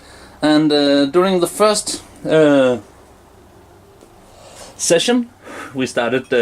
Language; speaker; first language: English; non-native, fluent; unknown